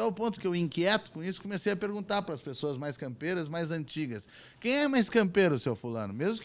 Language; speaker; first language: Portuguese; native; Portuguese